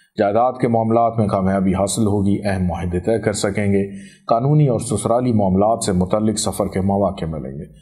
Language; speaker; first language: Urdu; native; Urdu